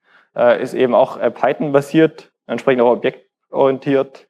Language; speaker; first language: German; native; German